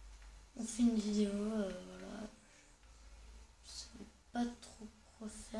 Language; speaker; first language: French; native; French